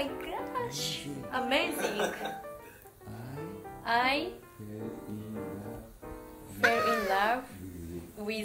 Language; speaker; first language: English; non-native, learner; Japanese